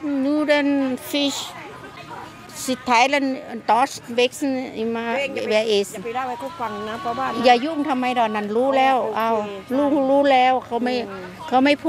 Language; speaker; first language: German; non-native, learner; Thai